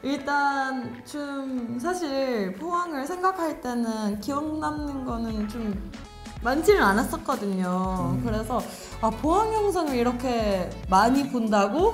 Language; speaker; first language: Korean; non-native, fluent; Finnish